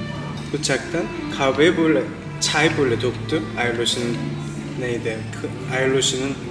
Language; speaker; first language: Turkish; non-native, learner; Korean